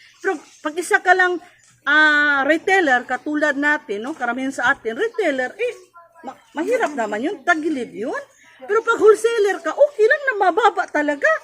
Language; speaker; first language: Filipino; non-native, local second language; Cebuano